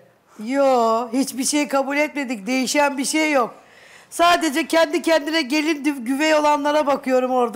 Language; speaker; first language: Turkish; native; Turkish